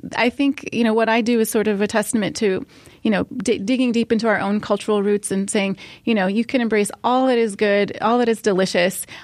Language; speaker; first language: English; native; English